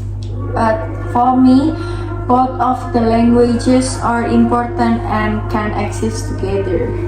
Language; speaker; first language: English; non-native, learner; Indonesian